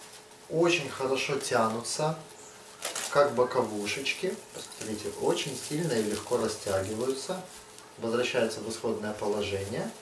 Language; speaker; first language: Russian; native; Russian